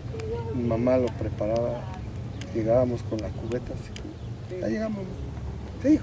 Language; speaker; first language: Spanish; native; Spanish